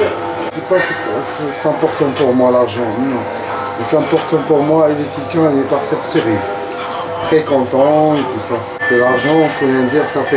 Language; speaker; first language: French; non-native, learner; Arabic